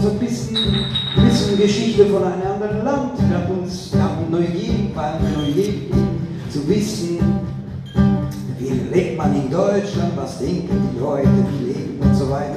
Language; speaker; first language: German; non-native, fluent; Italian